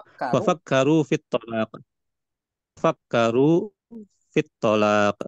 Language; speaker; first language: Arabic; non-native, learner; Indonesian